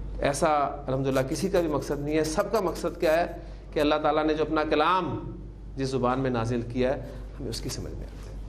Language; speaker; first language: Urdu; native; Urdu